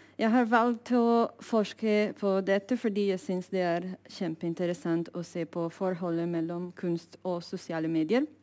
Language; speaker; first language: Norwegian; non-native, fluent; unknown